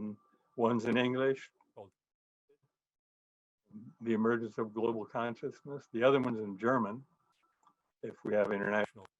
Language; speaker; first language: English; native; English